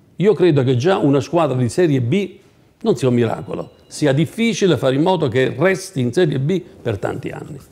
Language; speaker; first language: Italian; native; Italian